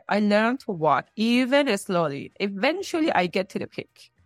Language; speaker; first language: English; non-native, fluent; Persian